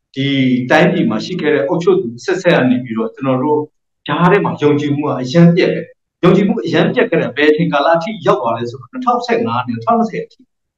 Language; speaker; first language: Burmese; non-native, local second language; Karen languages